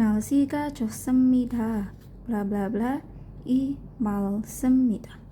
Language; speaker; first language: Korean; non-native, learner; Indonesian